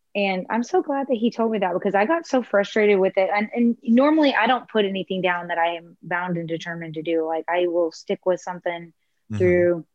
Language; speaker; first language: English; native; English